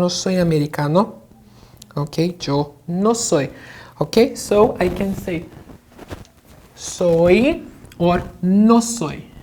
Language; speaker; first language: Spanish; non-native, fluent; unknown